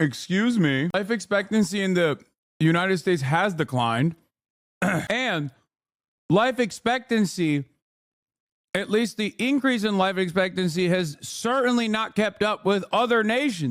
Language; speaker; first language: English; native; English